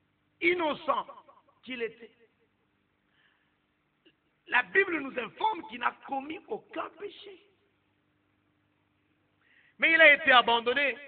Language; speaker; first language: French; non-native, local second language; Lingala